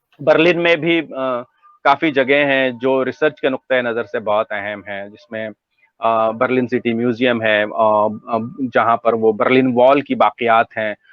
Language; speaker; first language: Urdu; native; Urdu